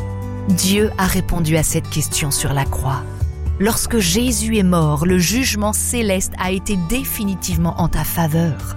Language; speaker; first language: French; native; French